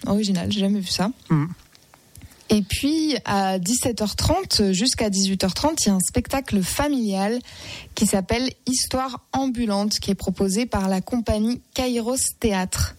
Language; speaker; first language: French; native; French